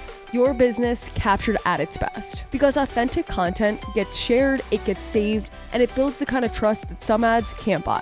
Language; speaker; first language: English; native; English